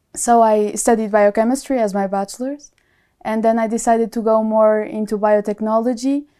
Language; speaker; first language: English; non-native, fluent; Portuguese